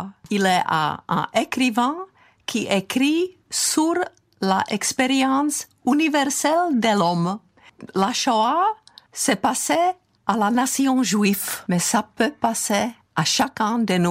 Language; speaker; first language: French; non-native, fluent; Czech